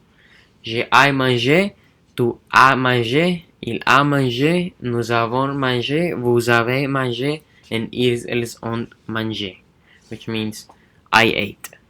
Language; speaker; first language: French; non-native, learner; English